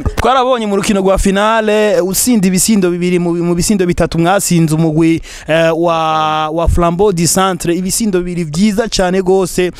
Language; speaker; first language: Rundi; native; Rundi